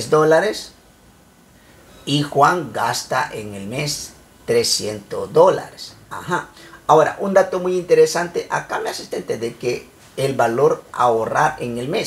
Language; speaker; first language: Spanish; native; Spanish